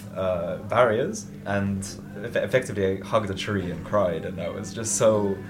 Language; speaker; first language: English; native; English